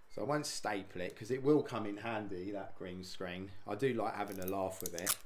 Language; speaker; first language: English; native; English